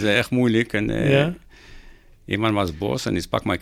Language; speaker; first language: Dutch; non-native, learner; Hebrew